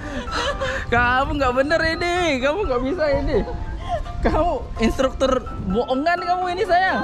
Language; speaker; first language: Indonesian; native; Indonesian